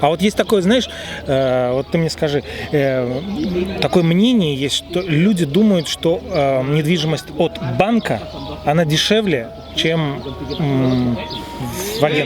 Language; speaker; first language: Russian; native; Russian